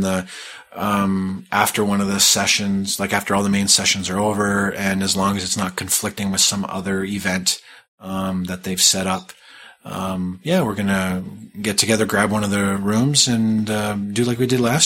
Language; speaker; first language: English; native; English